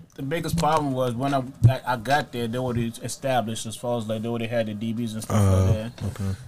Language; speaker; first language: English; early bilingual, other home language; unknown